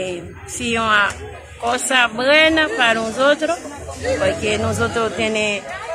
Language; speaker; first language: Spanish; non-native, learner; Haitian Creole